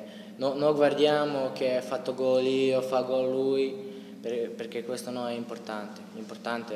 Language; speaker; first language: Italian; non-native, learner; Croatian